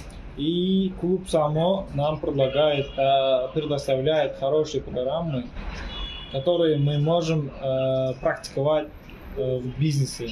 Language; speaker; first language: Russian; non-native, fluent; Turkmen